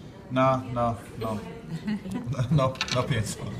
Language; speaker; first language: Spanish; non-native, learner; English